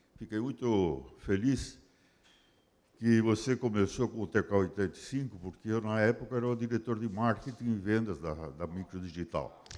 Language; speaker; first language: Portuguese; early bilingual, other home language; Spanish